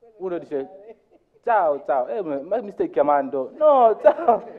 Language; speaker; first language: Italian; non-native, learner; Luo (Kenya and Tanzania)